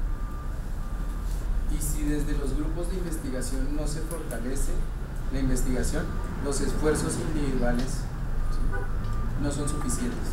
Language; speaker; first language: Spanish; native; Spanish